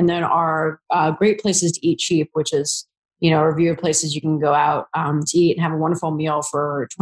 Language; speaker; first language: English; native; English